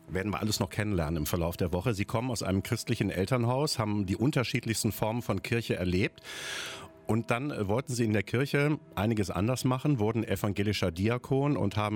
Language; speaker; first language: German; native; German